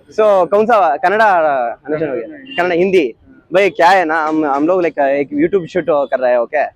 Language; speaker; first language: Hindi; non-native, local second language; Kannada